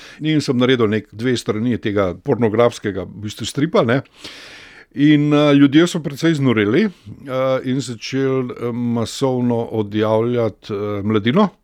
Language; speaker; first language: Slovenian; native; Slovenian